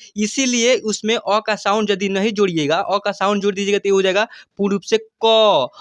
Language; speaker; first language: Hindi; native; Hindi